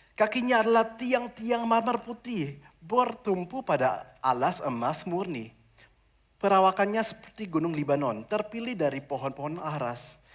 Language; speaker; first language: Indonesian; non-native, fluent; German